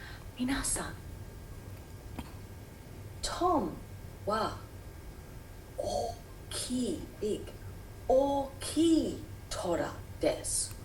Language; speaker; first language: Japanese; non-native, fluent; English